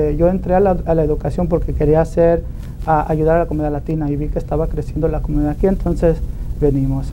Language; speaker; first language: Spanish; early bilingual, heritage; Spanish